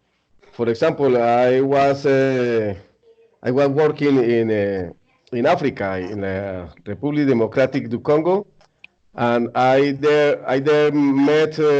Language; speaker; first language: English; non-native, learner; Spanish